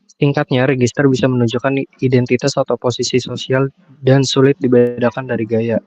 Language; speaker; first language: Indonesian; native; Indonesian